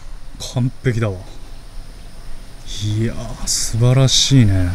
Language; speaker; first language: Japanese; native; Japanese